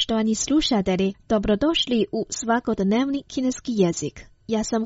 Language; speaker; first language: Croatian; non-native, fluent; Chinese